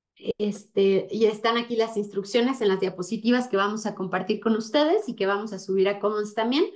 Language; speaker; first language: Spanish; native; Spanish